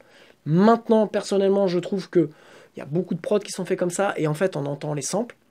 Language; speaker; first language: French; native; French